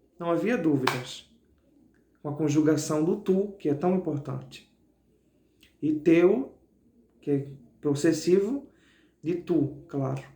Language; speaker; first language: Portuguese; native; Portuguese